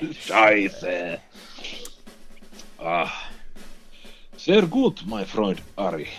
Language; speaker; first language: German; non-native, learner; Finnish